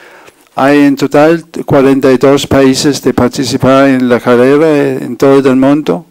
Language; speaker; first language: Spanish; non-native, fluent; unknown